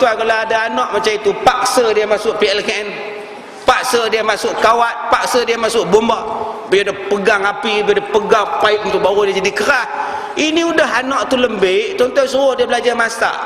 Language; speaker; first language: Malay; native; Malay